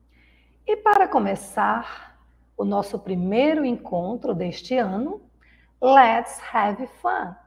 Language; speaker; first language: Portuguese; native; Portuguese